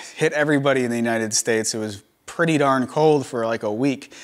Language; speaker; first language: English; native; English